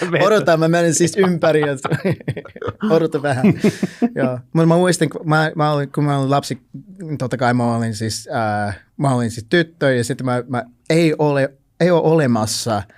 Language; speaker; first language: Finnish; non-native, learner; English